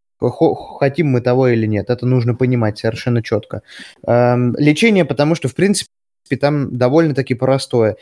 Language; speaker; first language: Russian; native; Russian